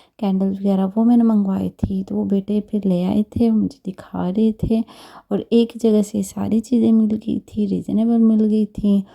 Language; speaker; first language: Urdu; native; Urdu